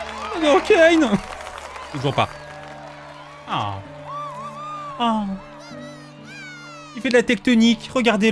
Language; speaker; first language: French; native; French